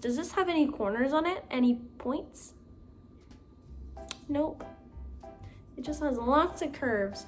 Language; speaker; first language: English; native; English